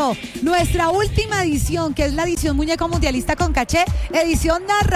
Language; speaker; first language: Spanish; native; Spanish